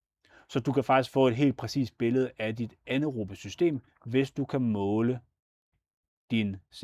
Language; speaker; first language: Danish; native; Danish